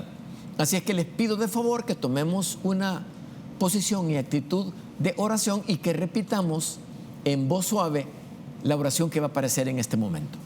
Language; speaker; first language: Spanish; native; Spanish